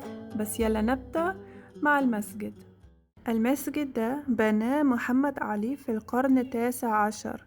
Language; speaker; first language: Arabic; non-native, fluent; German